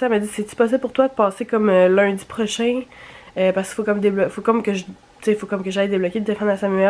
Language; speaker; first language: French; native; French